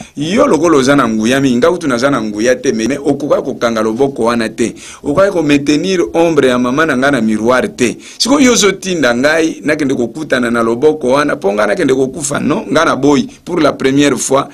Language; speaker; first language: Lingala; native; Lingala